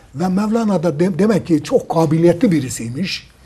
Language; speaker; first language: Turkish; native; Turkish